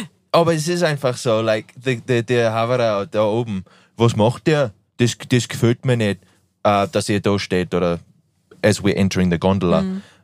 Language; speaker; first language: German; non-native, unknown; English